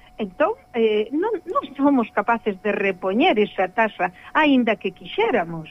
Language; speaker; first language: Galician; native; Galician